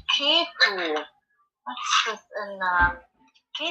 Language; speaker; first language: English; non-native, fluent; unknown